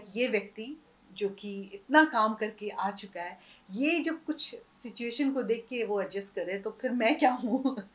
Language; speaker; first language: Hindi; native; Hindi